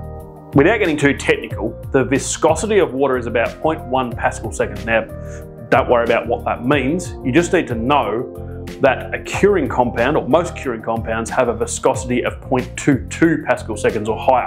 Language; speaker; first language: English; native; English